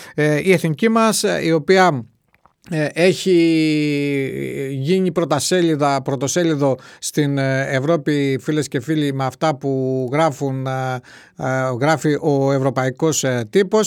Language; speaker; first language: Greek; native; Greek